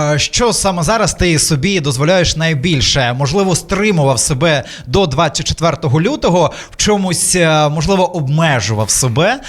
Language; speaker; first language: Ukrainian; native; Ukrainian